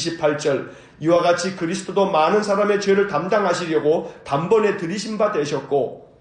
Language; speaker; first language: Korean; native; Korean